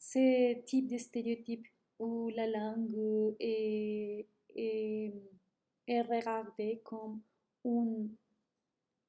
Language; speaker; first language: French; non-native, learner; Spanish